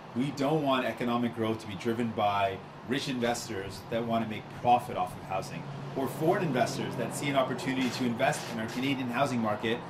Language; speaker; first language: English; native; English